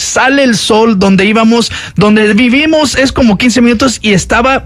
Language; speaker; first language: Spanish; early bilingual, heritage; Spanish